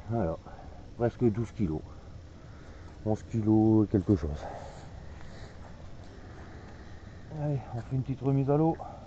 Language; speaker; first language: French; native; French